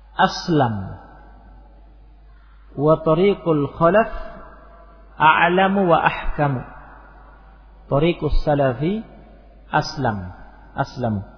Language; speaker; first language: Arabic; non-native, fluent; Indonesian